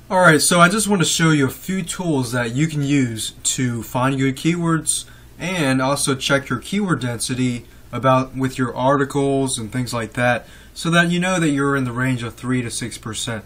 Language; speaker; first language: English; native; English